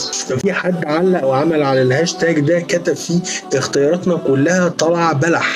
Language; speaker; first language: Arabic; native; Arabic